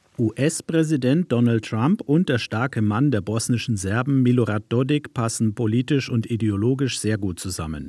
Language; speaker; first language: German; native; German